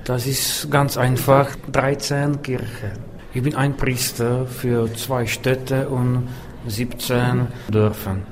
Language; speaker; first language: German; non-native, fluent; Czech